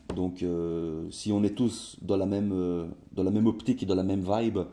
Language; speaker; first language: French; native; French